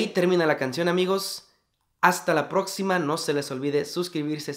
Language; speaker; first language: Spanish; native; Spanish